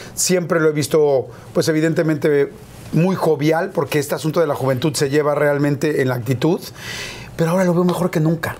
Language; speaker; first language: Spanish; native; Spanish